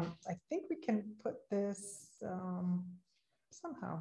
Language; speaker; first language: English; native; English